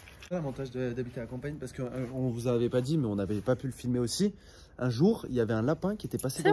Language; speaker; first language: French; native; French